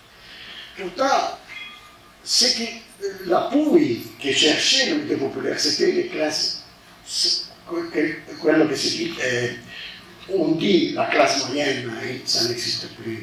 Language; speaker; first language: French; non-native, fluent; Spanish